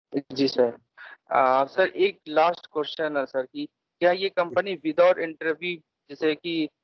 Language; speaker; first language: Hindi; native; Hindi